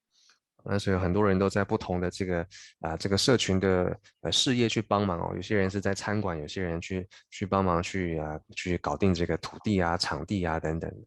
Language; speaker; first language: Chinese; native; Chinese